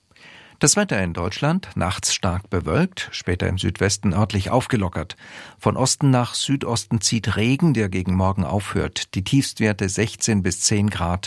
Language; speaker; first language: German; native; German